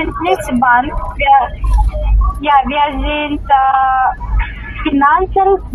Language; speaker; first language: German; non-native, learner; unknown